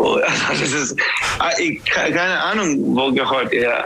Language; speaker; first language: German; non-native, learner; English